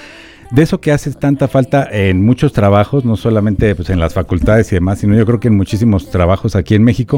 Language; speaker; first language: Spanish; native; Spanish